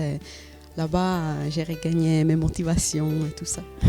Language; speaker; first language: French; non-native, learner; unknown